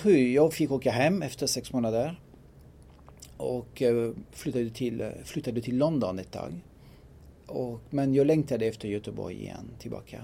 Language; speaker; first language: Swedish; non-native, fluent; French